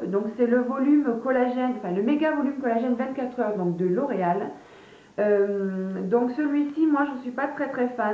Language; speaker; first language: French; native; French